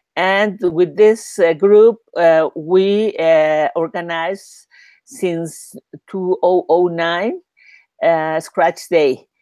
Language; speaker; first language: English; non-native, learner; Spanish